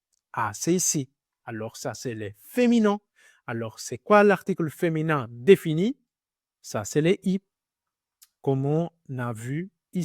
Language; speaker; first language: French; non-native, learner; Greek